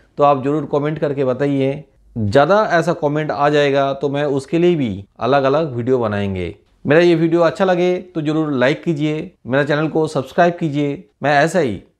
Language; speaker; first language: Hindi; non-native, local second language; Bangla